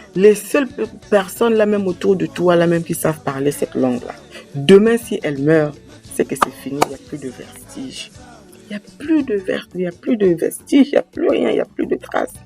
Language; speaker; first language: French; native; French